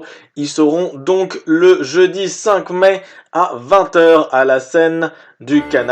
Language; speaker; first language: French; native; French